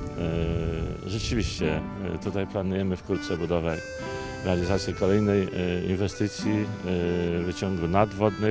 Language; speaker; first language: Polish; native; Polish